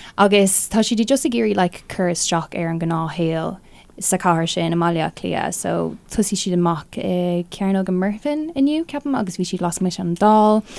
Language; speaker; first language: Irish; non-native, local second language; English